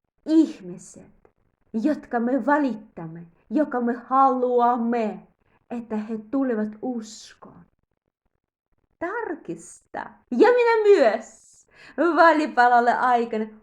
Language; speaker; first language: Finnish; non-native, learner; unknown